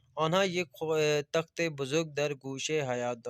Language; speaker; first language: Persian; non-native, fluent; Urdu